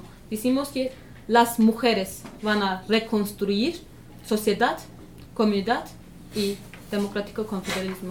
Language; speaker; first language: Spanish; non-native, learner; Kurdish